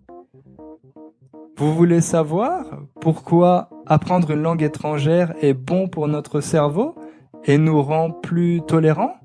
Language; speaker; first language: French; native; French